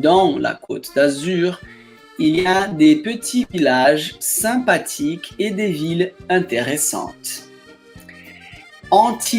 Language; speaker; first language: French; non-native, fluent; Portuguese